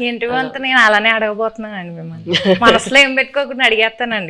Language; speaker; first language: Telugu; native; Telugu